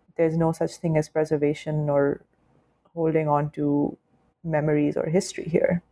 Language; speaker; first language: English; non-native, local second language; Urdu